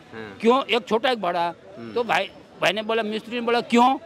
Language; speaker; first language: Hindi; non-native, local second language; Gujarati